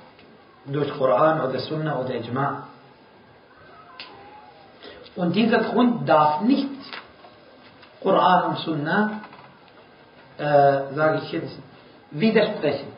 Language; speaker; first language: German; non-native, fluent; Arabic